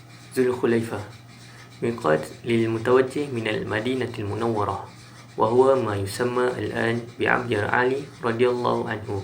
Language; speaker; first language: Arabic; non-native, learner; Malay